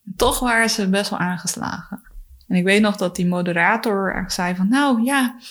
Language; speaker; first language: Dutch; early bilingual, other home language; Spanish